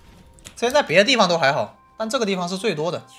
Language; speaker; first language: Chinese; native; Chinese